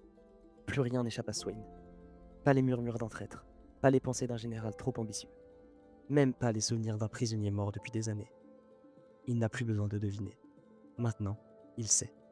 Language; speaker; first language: French; native; French